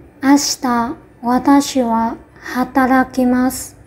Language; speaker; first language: Japanese; non-native, fluent; Vietnamese